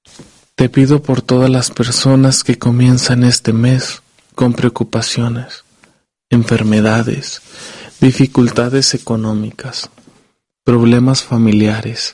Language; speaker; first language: Spanish; native; Spanish